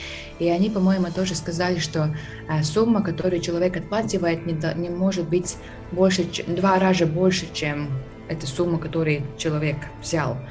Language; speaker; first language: Russian; non-native, fluent; Latvian